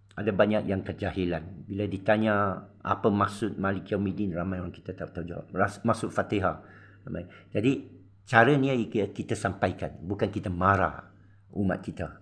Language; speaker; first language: Malay; non-native, local second language; Min Nan Chinese